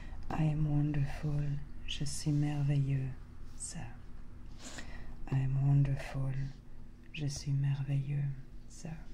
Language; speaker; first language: French; native; French